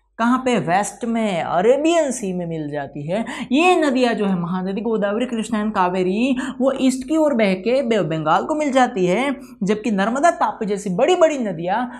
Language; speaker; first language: Hindi; non-native, local second language; Gujarati